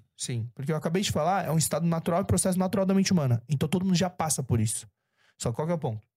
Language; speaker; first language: Portuguese; early bilingual, other home language; Korean